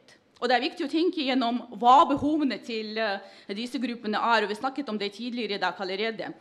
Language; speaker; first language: Norwegian; non-native, fluent; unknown